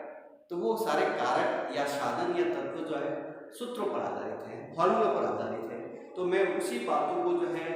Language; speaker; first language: Hindi; native; Hindi